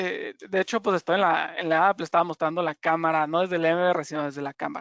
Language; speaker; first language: Spanish; native; Spanish